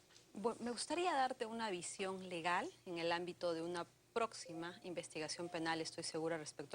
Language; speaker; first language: Spanish; native; Spanish